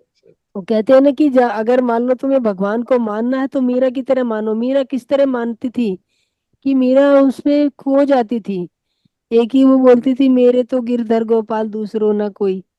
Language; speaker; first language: Hindi; native; Hindi